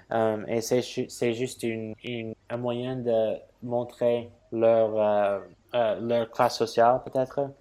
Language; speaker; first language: French; non-native, fluent; English